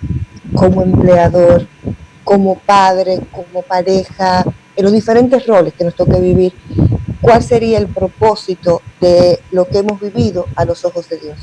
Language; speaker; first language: Spanish; native; Spanish